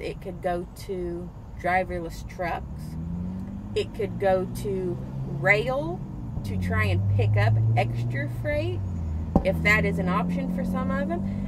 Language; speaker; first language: English; native; English